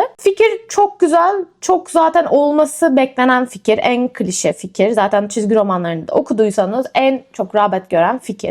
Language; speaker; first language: Turkish; native; Turkish